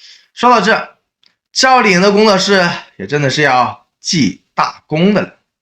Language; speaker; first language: Chinese; native; Chinese